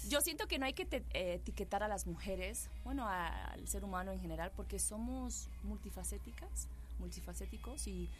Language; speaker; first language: Spanish; early bilingual, heritage; Spanish